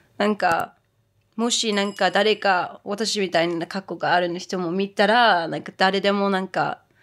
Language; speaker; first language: Japanese; early bilingual, heritage; Japanese